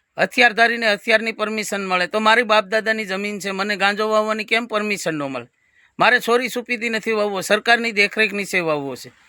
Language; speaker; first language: Gujarati; native; Gujarati